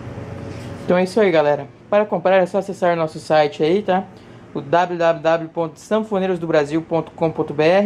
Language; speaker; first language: Portuguese; native; Portuguese